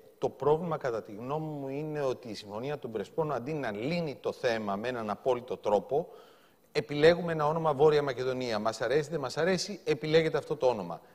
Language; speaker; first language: Greek; native; Greek